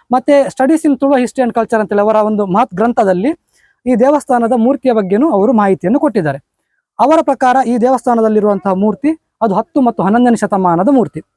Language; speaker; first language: Kannada; non-native, local second language; Konkani